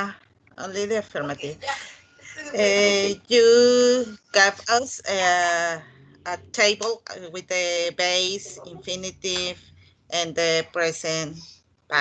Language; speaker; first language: English; non-native, learner; Spanish